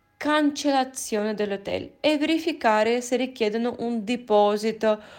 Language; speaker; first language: Italian; non-native, fluent; Russian